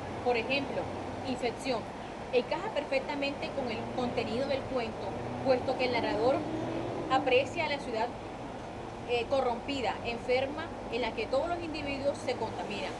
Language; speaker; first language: Spanish; native; Spanish